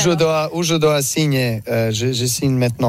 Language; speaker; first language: French; non-native, learner; Serbian